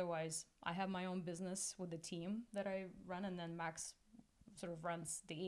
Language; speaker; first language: English; non-native, fluent; Russian